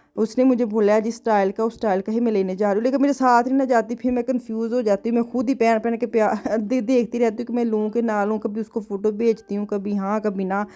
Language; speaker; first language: Urdu; non-native, local second language; Punjabi